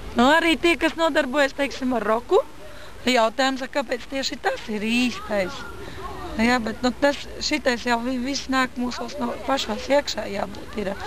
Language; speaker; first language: Latvian; native; Latvian